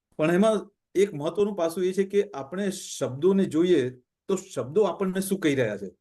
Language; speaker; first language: Gujarati; non-native, local second language; Punjabi